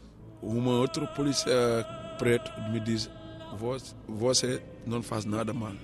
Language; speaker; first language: Portuguese; non-native, learner; Arabic